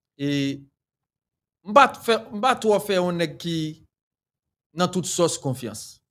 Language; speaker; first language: French; non-native, local second language; Haitian Creole